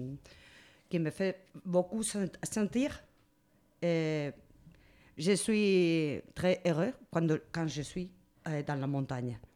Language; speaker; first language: French; non-native, learner; Spanish